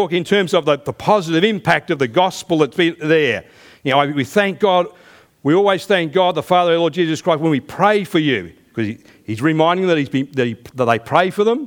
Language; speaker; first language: English; native; English